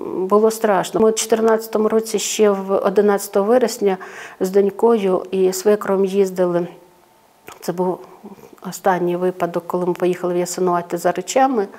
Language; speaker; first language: Ukrainian; non-native, local second language; Russian